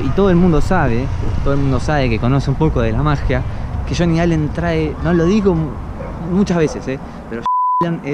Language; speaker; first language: Spanish; native; Spanish